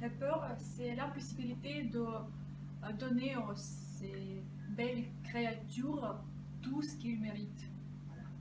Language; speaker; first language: French; non-native, fluent; Russian